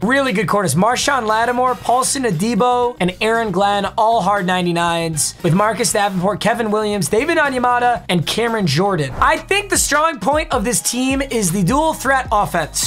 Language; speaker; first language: English; native; English